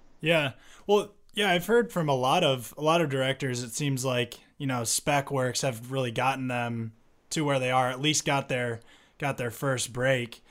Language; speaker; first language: English; native; English